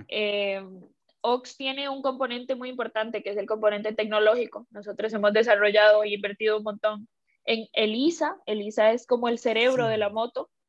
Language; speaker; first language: Spanish; native; Spanish